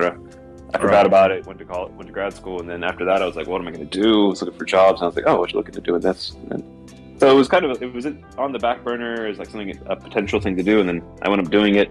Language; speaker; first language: English; native; English